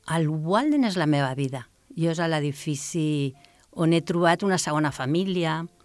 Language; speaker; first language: Catalan; native; Catalan